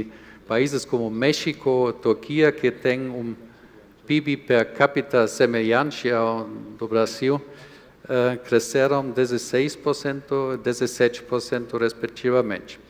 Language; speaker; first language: Portuguese; non-native, fluent; German